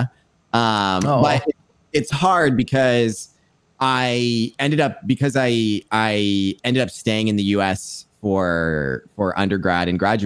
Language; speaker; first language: English; non-native, fluent; French